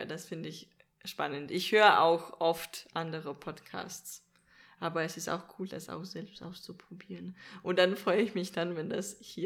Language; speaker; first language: German; non-native, fluent; Danish